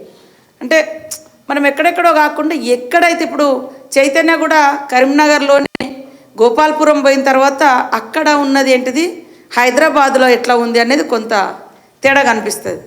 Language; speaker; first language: Telugu; native; Telugu